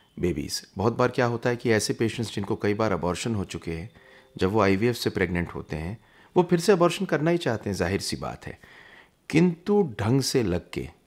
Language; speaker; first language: Hindi; native; Hindi